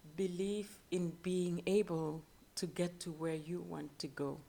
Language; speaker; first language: English; non-native, local second language; Luo (Kenya and Tanzania)